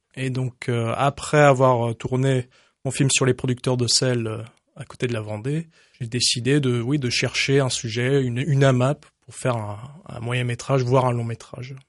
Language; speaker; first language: French; early bilingual, heritage; English